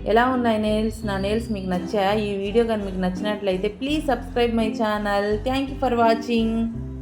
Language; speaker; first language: Telugu; non-native, local second language; Urdu